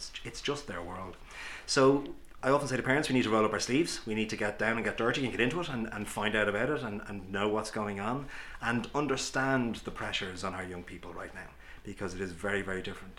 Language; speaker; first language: English; native; English